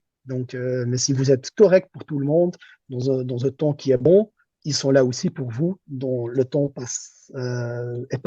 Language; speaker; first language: French; non-native, local second language; Dutch